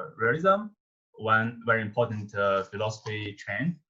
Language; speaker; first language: English; non-native, fluent; Chinese